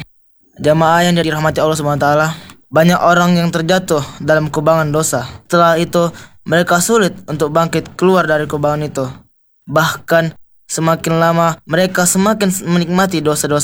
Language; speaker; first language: Indonesian; native; Indonesian